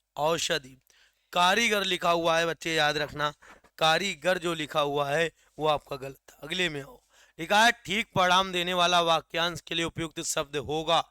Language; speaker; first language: Hindi; native; Hindi